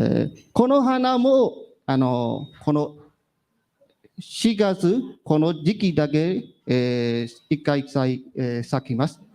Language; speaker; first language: Japanese; non-native, learner; Burmese